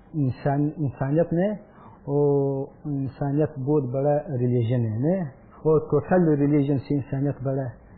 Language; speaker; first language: Hindi; non-native, learner; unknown